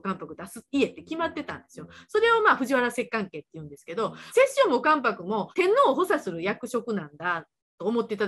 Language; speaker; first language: Japanese; native; Japanese